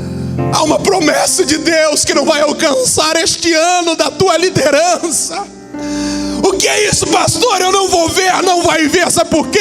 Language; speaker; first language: Portuguese; native; Portuguese